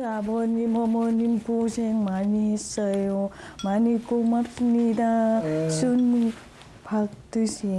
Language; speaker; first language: Korean; non-native, learner; Vietnamese